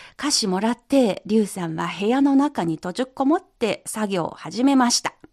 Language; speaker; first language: Japanese; non-native, fluent; Chinese